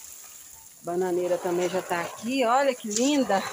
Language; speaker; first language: Portuguese; native; Portuguese